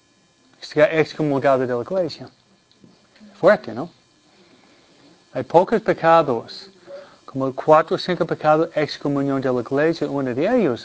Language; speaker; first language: Spanish; non-native, fluent; English